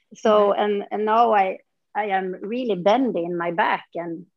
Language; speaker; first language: English; non-native, fluent; Swedish